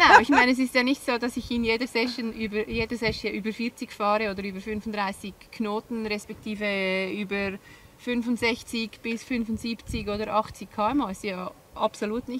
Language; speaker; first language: German; native; German